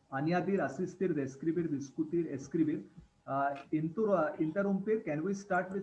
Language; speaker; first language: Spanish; non-native, fluent; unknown